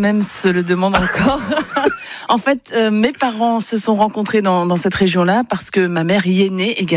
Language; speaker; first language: French; native; French